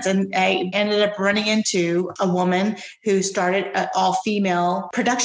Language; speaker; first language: English; native; English